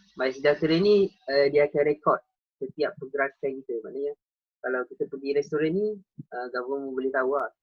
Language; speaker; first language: Malay; native; Malay